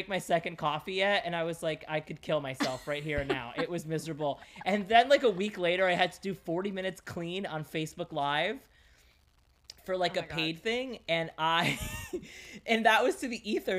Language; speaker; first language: English; early bilingual, other home language; Greek